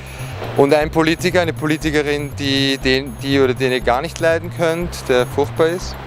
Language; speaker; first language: German; native; German